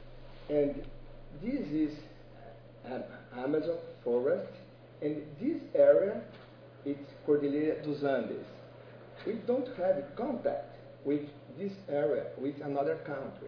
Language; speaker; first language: English; non-native, learner; Portuguese